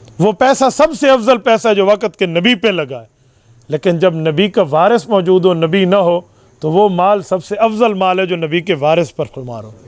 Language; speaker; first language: Urdu; non-native, local second language; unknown